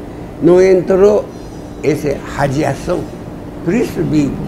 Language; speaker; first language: Portuguese; non-native, learner; Japanese